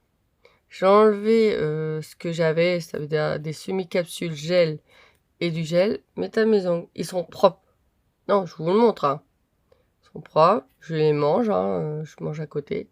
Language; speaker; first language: French; native; French